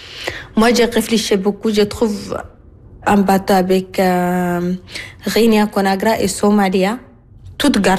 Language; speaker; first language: French; non-native, learner; Arabic